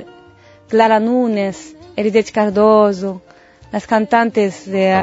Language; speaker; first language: Spanish; non-native, learner; Japanese